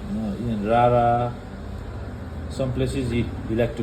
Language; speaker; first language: English; non-native, fluent; Nepali